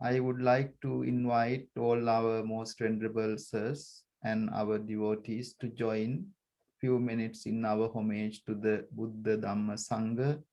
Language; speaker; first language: English; non-native, local second language; Sinhala